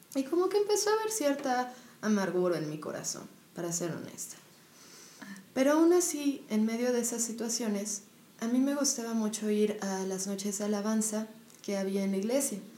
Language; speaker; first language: Spanish; native; Spanish